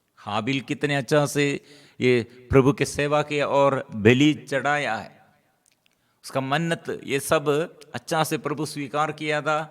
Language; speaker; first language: Hindi; non-native, local second language; Malayalam